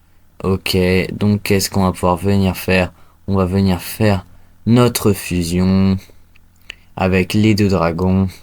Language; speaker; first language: French; native; French